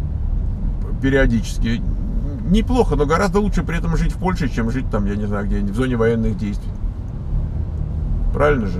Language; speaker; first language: Russian; native; Russian